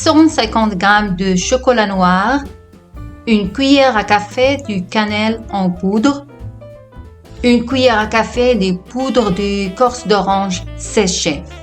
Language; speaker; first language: French; non-native, fluent; Italian